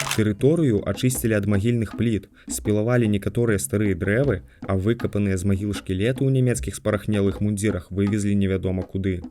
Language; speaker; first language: Belarusian; native; Belarusian